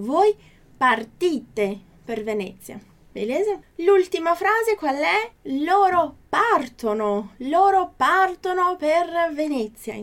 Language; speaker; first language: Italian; non-native, fluent; Portuguese